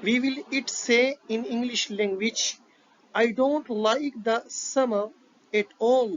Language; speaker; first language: English; non-native, local second language; Urdu